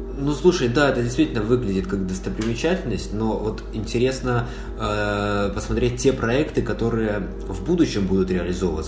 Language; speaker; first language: Russian; native; Russian